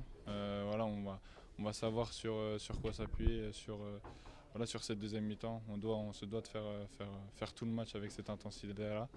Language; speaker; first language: French; native; French